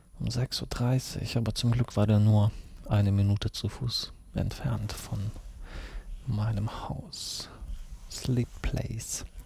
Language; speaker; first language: German; early bilingual, other home language; Russian